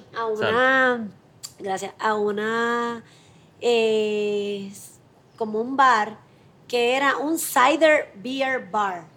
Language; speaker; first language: Spanish; native; Spanish